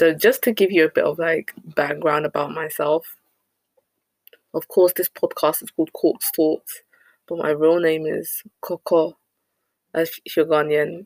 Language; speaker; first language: English; native; English